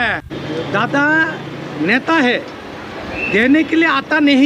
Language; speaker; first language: Hindi; non-native, learner; Bangla